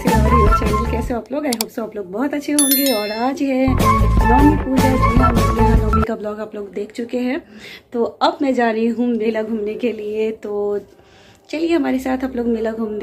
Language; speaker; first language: Hindi; native; Hindi